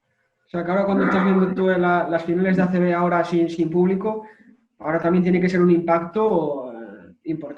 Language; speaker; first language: Spanish; native; Spanish